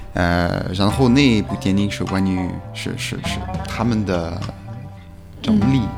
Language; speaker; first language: Chinese; non-native, fluent; French